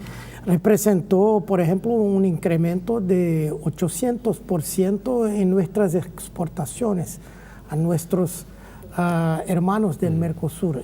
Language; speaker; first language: Spanish; non-native, fluent; Portuguese